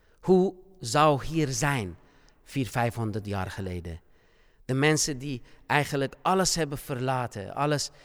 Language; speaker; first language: Dutch; non-native, fluent; Persian